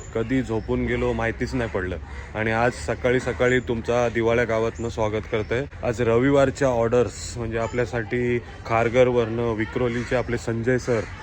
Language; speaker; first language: Marathi; native; Marathi